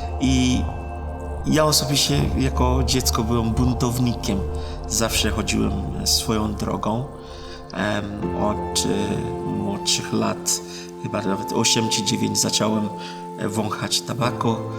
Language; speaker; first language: Polish; non-native, fluent; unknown